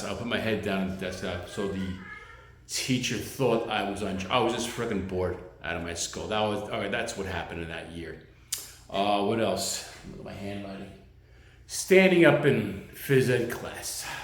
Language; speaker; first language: English; native; English